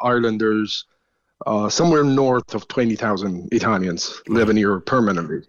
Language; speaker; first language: English; non-native, fluent; Italian